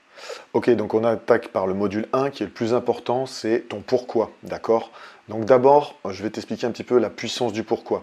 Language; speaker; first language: French; native; French